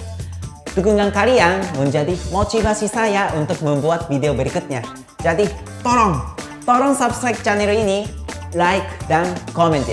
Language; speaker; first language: Indonesian; non-native, fluent; Japanese